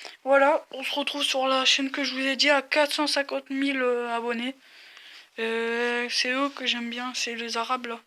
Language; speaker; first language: French; native; French